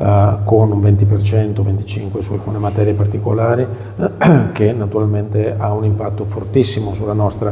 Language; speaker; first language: Italian; native; Italian